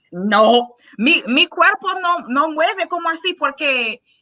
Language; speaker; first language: Spanish; non-native, learner; English